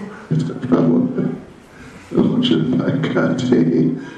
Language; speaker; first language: Russian; non-native, learner; English